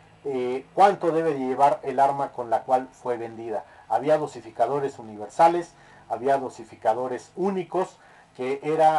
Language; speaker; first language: Spanish; native; Spanish